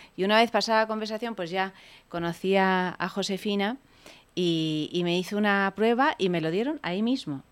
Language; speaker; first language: Spanish; early bilingual, other home language; Italian